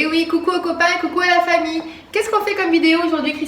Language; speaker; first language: French; native; French